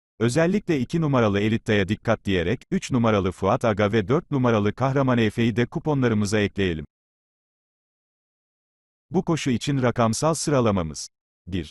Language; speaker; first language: Turkish; native; Turkish